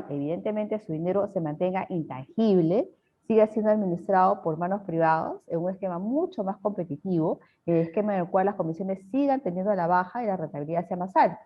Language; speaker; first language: Spanish; native; Spanish